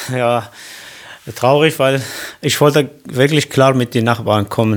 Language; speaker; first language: German; non-native, learner; Arabic